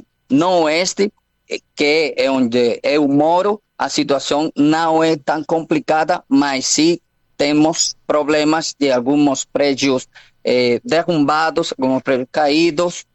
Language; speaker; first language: Portuguese; non-native, fluent; Spanish